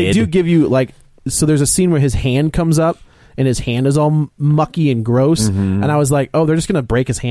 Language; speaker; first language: English; native; English